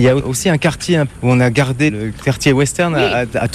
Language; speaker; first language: French; native; French